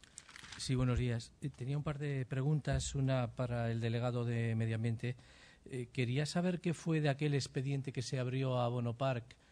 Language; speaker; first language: Spanish; native; Spanish